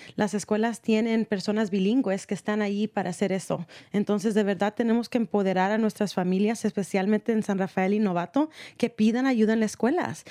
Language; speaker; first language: Spanish; early bilingual, heritage; Spanish